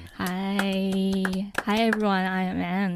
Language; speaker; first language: English; non-native, learner; Chinese